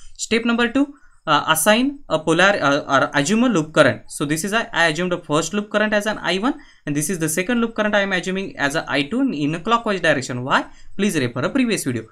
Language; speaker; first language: English; non-native, local second language; Marathi